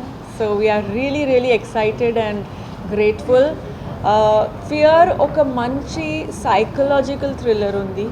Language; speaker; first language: Telugu; non-native, fluent; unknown